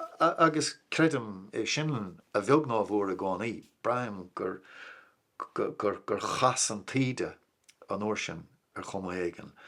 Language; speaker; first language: Irish; non-native, local second language; English